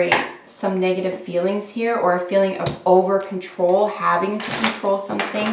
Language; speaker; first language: English; native; English